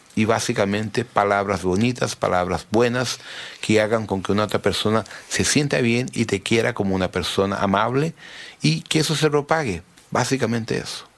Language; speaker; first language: Spanish; early bilingual, heritage; Spanish